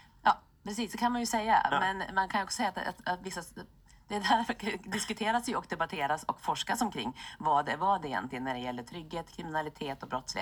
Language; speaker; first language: Swedish; native; Swedish